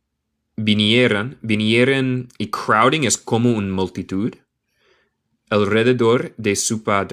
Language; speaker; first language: Spanish; non-native, learner; English